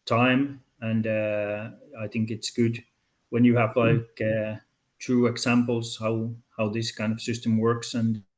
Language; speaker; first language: English; non-native, fluent; Finnish